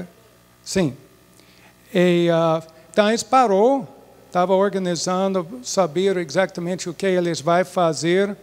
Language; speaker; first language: Portuguese; non-native, fluent; English